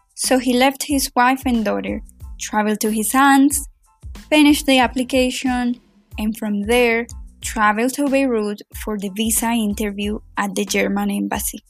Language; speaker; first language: English; non-native, fluent; Spanish